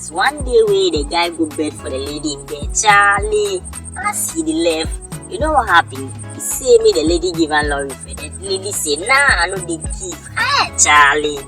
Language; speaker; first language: Nigerian Pidgin; non-native, local second language; Akan